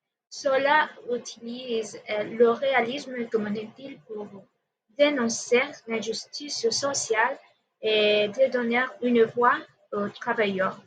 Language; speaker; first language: French; non-native, learner; Spanish